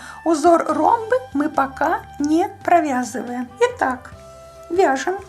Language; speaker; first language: Russian; native; Russian